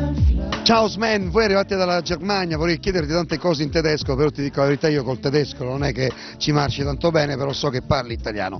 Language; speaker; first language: Italian; native; Italian